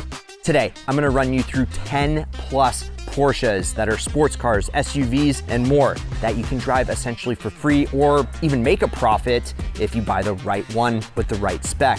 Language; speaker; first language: English; native; English